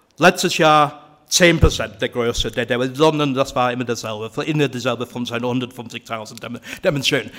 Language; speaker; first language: German; non-native, fluent; English